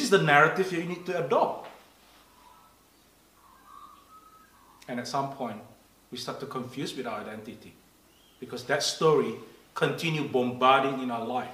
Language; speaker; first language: English; non-native, fluent; Indonesian